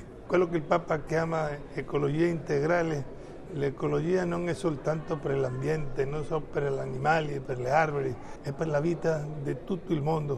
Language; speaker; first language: Italian; non-native, fluent; Spanish